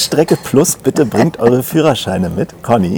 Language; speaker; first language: German; native; German